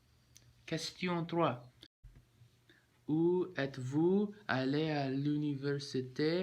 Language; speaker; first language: French; non-native, learner; English